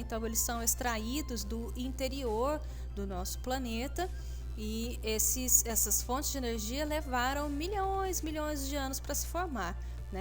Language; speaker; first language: Portuguese; native; Portuguese